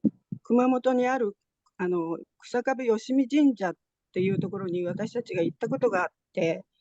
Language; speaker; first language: Japanese; native; Japanese